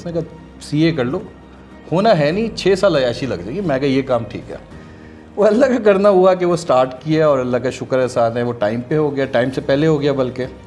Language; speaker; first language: Urdu; native; Urdu